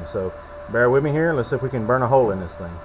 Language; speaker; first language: English; native; English